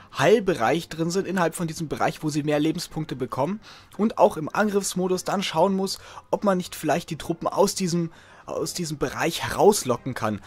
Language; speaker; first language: German; native; German